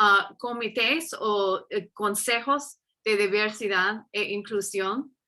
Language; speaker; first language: Spanish; non-native, fluent; English